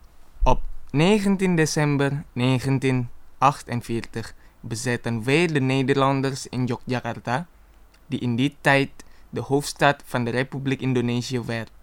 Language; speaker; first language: Dutch; non-native, fluent; Indonesian